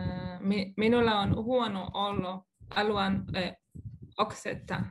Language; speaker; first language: Finnish; non-native, learner; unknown